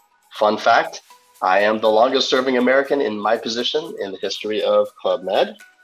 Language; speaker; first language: English; native; English